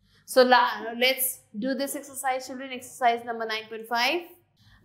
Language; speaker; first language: English; non-native, local second language; Hindi